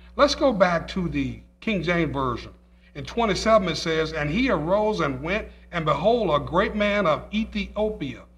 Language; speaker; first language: English; native; English